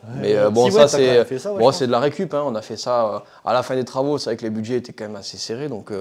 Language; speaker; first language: French; native; French